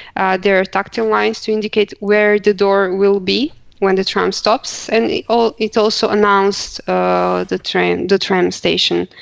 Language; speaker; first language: English; non-native, fluent; Croatian